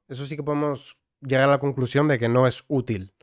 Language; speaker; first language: Spanish; native; Spanish